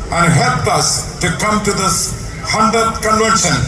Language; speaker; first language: English; non-native, local second language; Malayalam